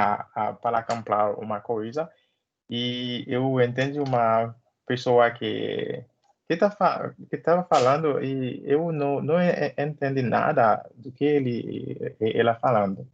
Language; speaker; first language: Portuguese; non-native, learner; Haitian Creole